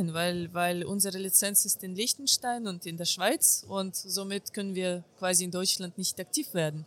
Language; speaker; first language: German; non-native, fluent; Ukrainian